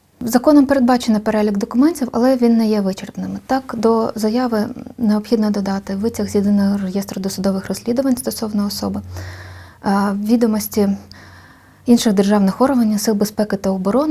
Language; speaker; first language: Ukrainian; native; Ukrainian